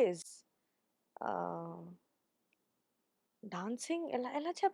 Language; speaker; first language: Telugu; non-native, learner; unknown